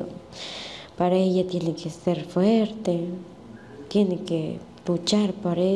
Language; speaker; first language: Spanish; native; Spanish